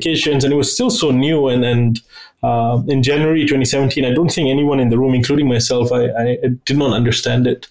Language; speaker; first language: English; native; English